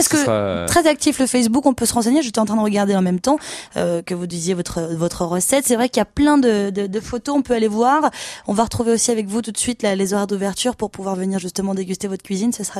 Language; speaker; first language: French; native; French